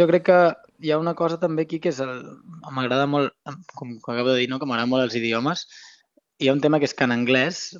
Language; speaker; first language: Catalan; native; Catalan